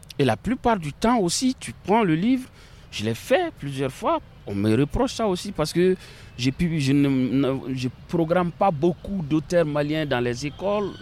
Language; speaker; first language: French; non-native, local second language; Bambara